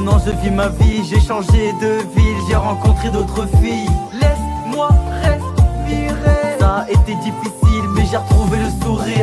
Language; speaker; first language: French; native; French